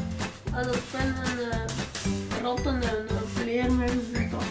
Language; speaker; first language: Dutch; non-native, learner; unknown